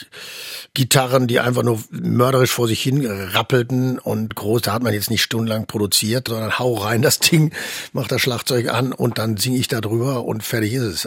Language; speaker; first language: German; native; German